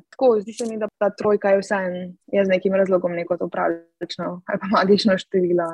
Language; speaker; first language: Slovenian; native; Slovenian